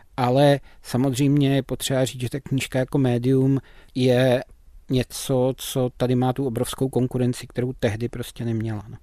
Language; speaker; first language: Czech; native; Czech